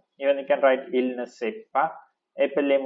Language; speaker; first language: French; non-native, fluent; Tamil